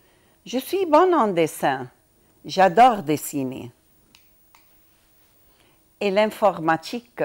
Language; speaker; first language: French; non-native, fluent; Arabic